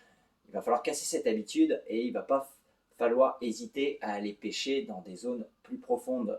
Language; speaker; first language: French; native; French